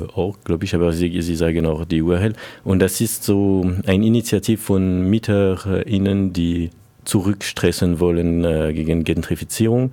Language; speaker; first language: German; non-native, fluent; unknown